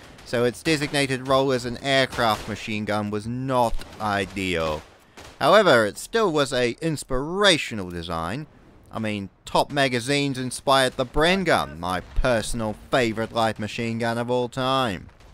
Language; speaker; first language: English; native; English